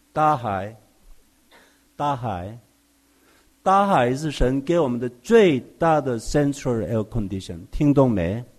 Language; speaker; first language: Chinese; non-native, fluent; Korean